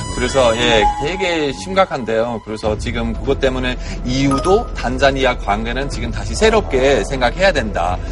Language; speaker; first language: Korean; non-native, fluent; German